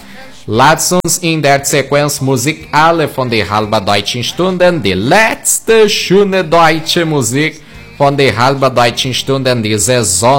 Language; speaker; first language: German; early bilingual, heritage; German